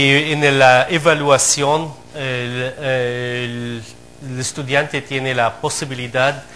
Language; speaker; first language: Spanish; non-native, fluent; Arabic